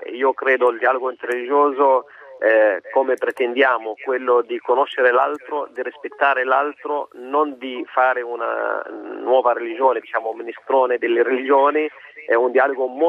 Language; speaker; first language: Italian; non-native, fluent; Arabic